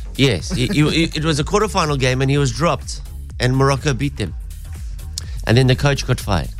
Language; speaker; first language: English; native; English